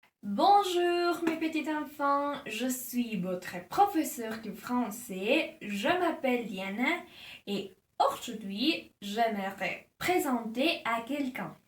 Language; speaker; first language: French; non-native, learner; Spanish